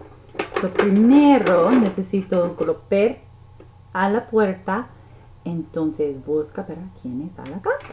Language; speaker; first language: Spanish; non-native, learner; English